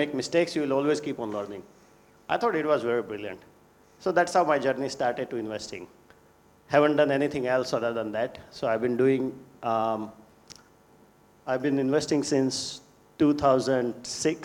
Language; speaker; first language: English; non-native, local second language; Hindi